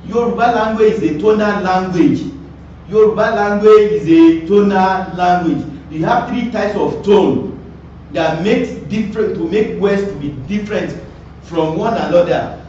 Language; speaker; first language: English; non-native, local second language; Yoruba